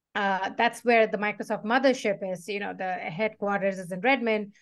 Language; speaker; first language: English; non-native, local second language; Tamil